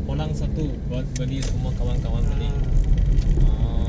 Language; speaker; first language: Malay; non-native, local second language; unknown